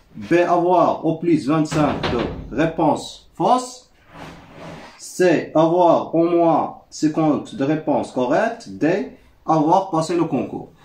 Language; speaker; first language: French; non-native, local second language; Arabic